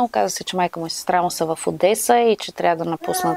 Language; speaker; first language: Bulgarian; native; Bulgarian